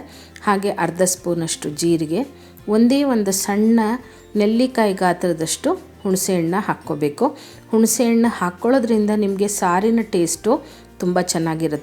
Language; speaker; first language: Kannada; native; Kannada